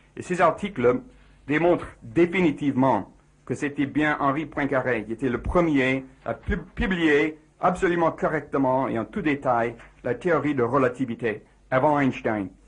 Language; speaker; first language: French; non-native, fluent; English